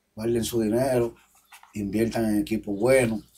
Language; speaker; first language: Spanish; native; Spanish